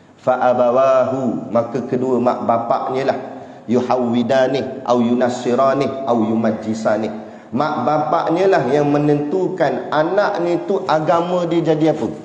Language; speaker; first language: Malay; native; Malay